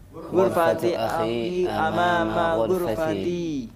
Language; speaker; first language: Arabic; non-native, learner; Indonesian